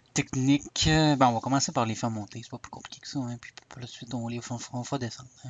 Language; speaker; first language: French; native; French